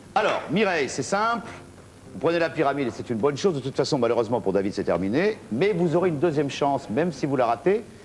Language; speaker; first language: French; native; French